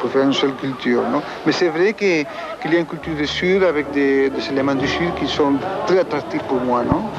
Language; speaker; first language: French; non-native, fluent; Spanish